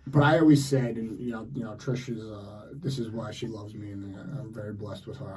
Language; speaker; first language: English; native; English